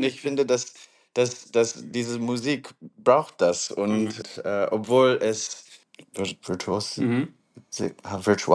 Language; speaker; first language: German; non-native, learner; English